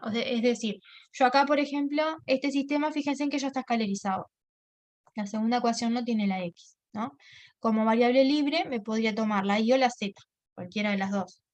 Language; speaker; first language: Spanish; native; Spanish